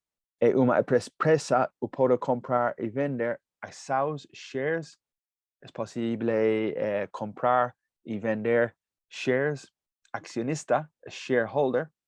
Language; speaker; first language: Portuguese; non-native, fluent; English